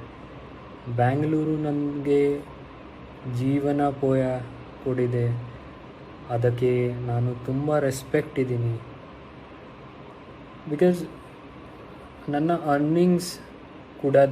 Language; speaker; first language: Kannada; non-native, learner; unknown